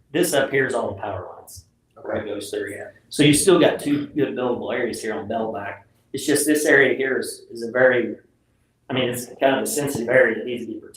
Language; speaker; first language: English; native; English